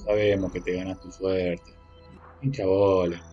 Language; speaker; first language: Spanish; native; Spanish